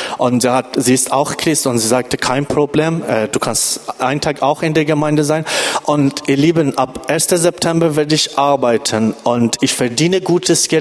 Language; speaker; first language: German; non-native, fluent; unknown